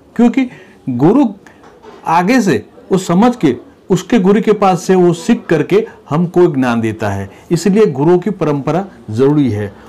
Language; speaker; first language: Hindi; non-native, local second language; Gujarati